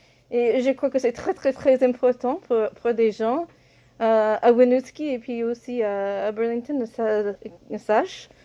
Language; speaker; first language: French; non-native, learner; English